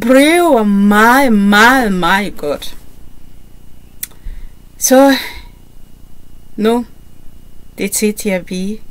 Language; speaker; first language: Danish; non-native, learner; Kinyarwanda